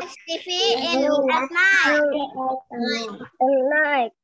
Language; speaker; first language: English; non-native, local second language; Indonesian